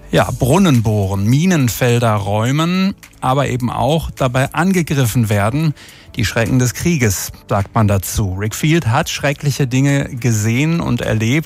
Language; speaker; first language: German; native; German